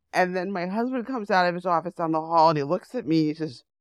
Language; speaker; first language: English; native; English